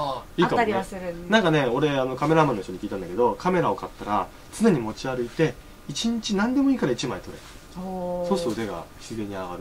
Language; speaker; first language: Japanese; native; Japanese